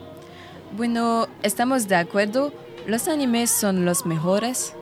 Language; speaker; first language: Spanish; non-native, learner; French